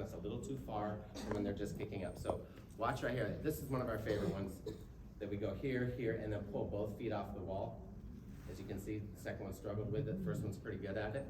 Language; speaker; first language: English; native; English